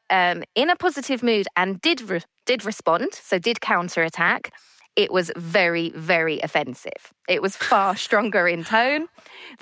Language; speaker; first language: English; native; English